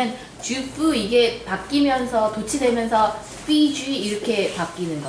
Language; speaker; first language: Korean; native; Korean